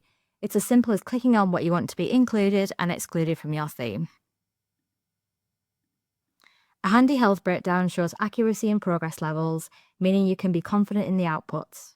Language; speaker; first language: English; native; English